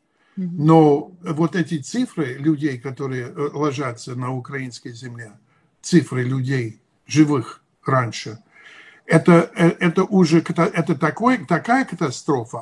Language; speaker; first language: Russian; non-native, fluent; English